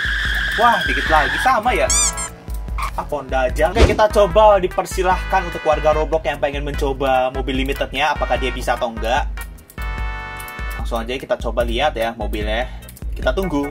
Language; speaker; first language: Indonesian; native; Indonesian